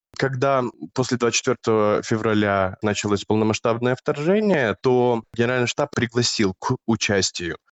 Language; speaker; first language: Russian; native; Russian